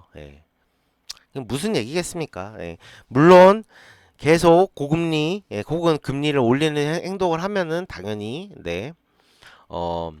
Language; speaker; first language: Korean; native; Korean